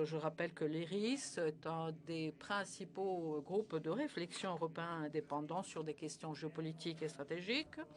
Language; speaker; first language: French; non-native, fluent; Italian